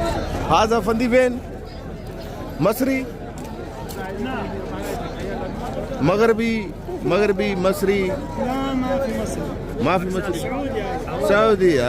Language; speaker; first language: Arabic; non-native, learner; Punjabi